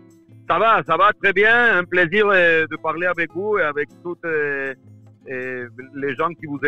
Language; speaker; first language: French; non-native, fluent; Spanish